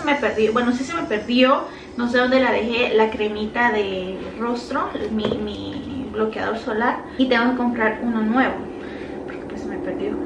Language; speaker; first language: Spanish; native; Spanish